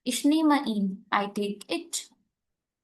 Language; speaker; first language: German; non-native, learner; Hindi